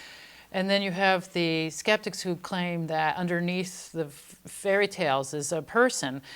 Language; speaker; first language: English; native; English